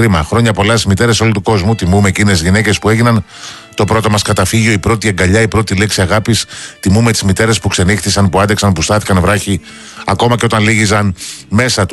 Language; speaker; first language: Greek; native; Greek